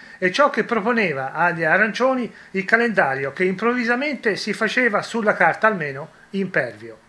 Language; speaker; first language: Italian; native; Italian